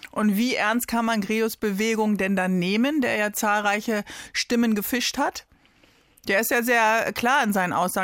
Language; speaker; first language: German; native; German